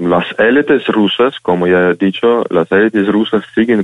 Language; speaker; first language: Spanish; non-native, fluent; Ukrainian